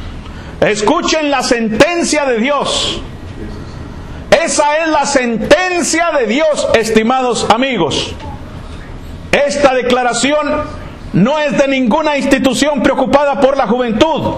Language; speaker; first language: Spanish; native; Spanish